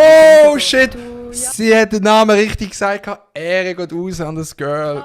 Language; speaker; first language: German; native; German